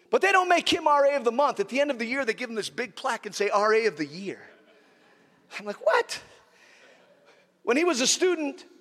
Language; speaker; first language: English; native; English